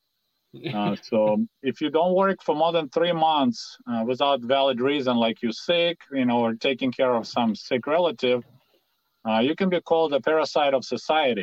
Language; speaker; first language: English; non-native, fluent; Russian